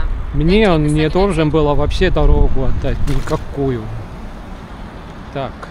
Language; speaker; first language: Russian; non-native, local second language; Estonian